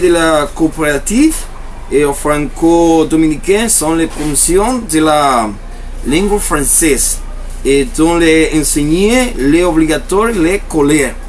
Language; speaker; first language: French; non-native, learner; Spanish